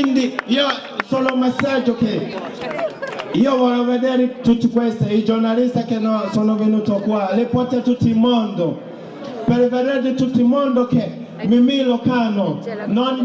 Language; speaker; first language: Italian; non-native, learner; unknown